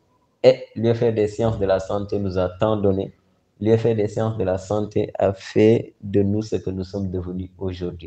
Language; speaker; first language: French; non-native, local second language; Wolof